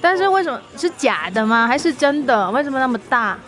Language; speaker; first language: Chinese; non-native, learner; Vietnamese